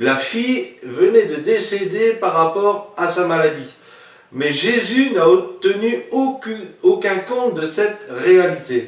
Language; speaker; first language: French; native; French